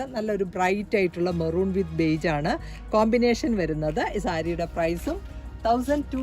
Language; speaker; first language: Malayalam; native; Malayalam